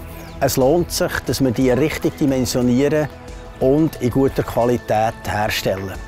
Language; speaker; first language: German; native; German